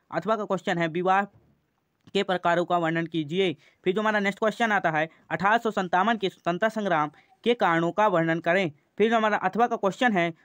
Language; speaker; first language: Hindi; native; Hindi